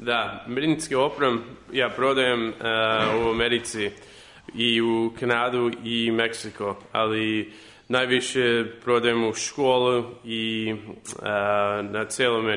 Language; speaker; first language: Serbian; early bilingual, heritage; English